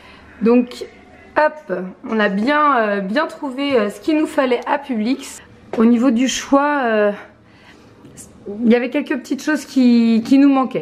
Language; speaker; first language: French; native; French